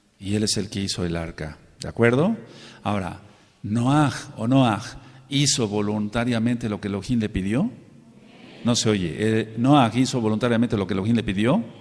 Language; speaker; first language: Spanish; native; Spanish